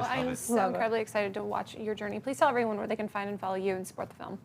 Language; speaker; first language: English; native; English